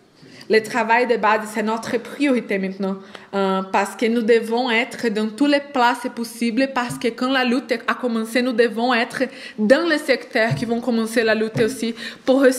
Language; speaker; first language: French; non-native, fluent; Portuguese